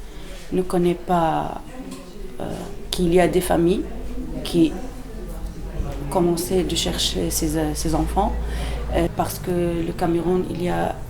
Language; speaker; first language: French; non-native, learner; Arabic